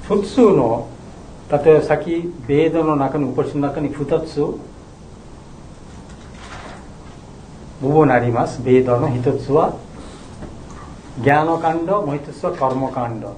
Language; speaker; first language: Japanese; non-native, learner; Bangla